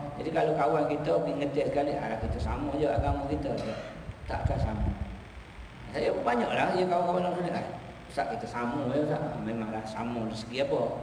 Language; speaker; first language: Malay; native; Malay